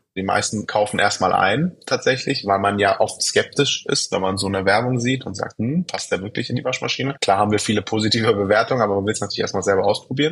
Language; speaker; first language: German; early bilingual, other home language; Persian